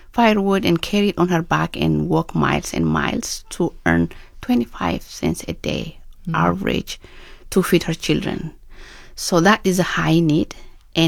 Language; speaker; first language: English; non-native, fluent; Oromo